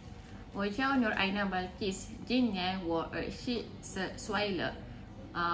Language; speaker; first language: Chinese; non-native, learner; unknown